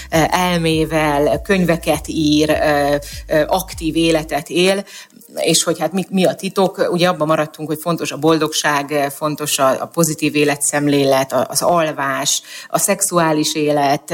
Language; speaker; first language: Hungarian; native; Hungarian